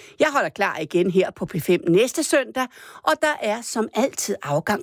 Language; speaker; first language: Danish; native; Danish